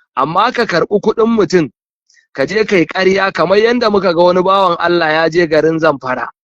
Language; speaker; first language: Hausa; native; Hausa